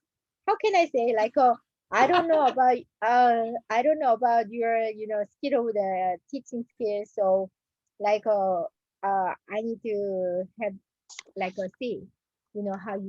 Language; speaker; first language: English; non-native, learner; Korean